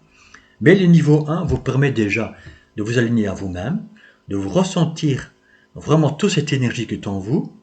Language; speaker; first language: French; native; French